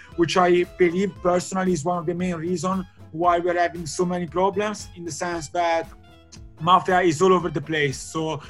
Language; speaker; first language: English; non-native, fluent; Italian